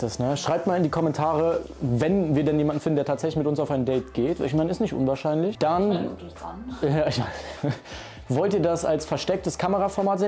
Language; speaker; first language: German; native; German